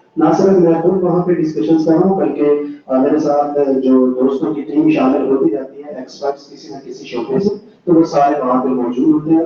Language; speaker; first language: Urdu; non-native, local second language; Punjabi